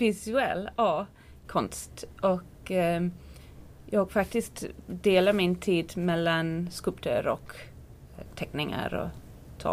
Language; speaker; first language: Swedish; non-native, learner; English